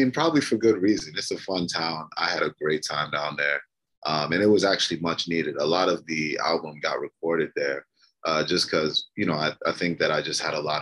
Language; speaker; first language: English; native; English